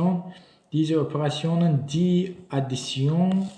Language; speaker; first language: German; non-native, learner; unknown